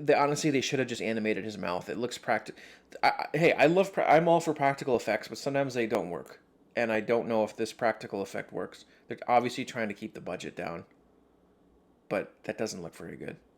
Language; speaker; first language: English; native; English